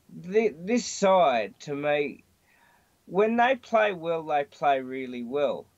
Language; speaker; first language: English; native; English